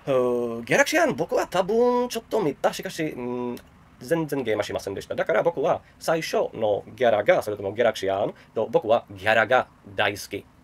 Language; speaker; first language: Japanese; non-native, learner; Czech